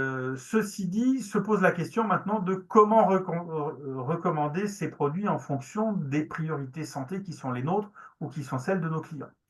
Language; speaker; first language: French; native; French